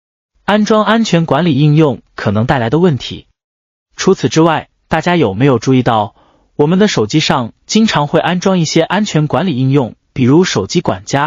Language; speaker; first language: Chinese; native; Chinese